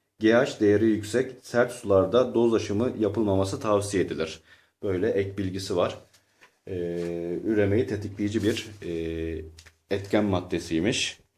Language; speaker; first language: Turkish; native; Turkish